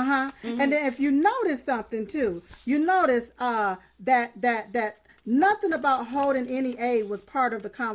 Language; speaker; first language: English; native; English